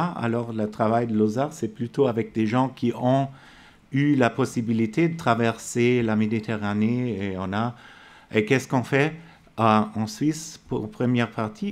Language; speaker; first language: French; non-native, fluent; German